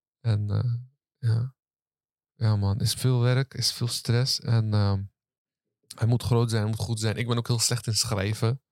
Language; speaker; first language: Dutch; early bilingual, other home language; Turkish